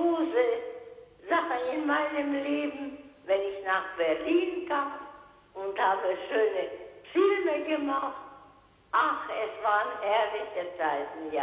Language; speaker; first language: German; non-native, local second language; Hungarian